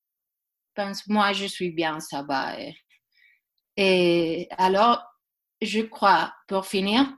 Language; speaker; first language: French; non-native, learner; Spanish